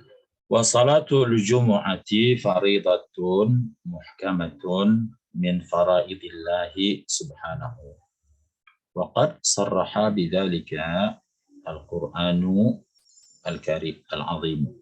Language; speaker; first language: Arabic; non-native, fluent; Indonesian